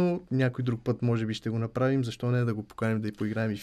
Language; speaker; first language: Bulgarian; native; Bulgarian